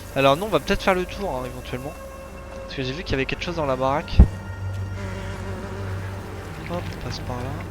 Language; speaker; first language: French; native; French